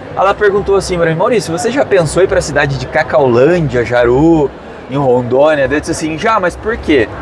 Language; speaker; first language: Portuguese; native; Portuguese